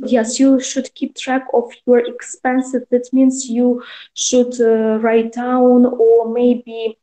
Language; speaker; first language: English; non-native, learner; Russian